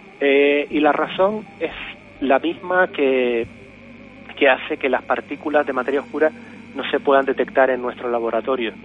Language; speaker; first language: Spanish; native; Spanish